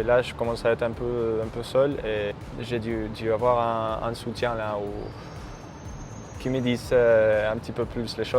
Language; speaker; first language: French; native; French